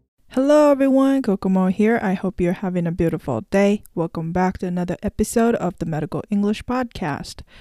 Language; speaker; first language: English; non-native, fluent; Japanese